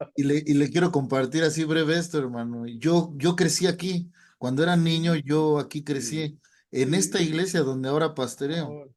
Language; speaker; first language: Spanish; native; Spanish